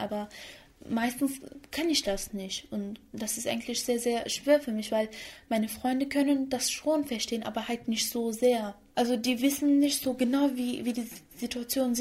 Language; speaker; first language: German; early bilingual, other home language; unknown